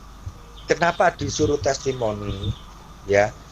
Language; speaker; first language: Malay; non-native, local second language; Javanese